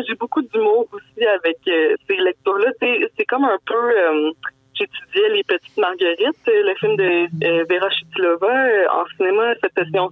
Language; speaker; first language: French; native; French